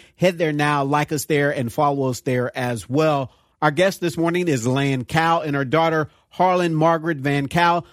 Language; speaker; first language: English; native; English